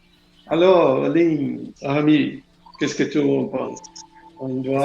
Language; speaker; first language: French; non-native, learner; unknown